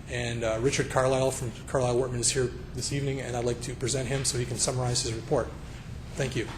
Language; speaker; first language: English; native; English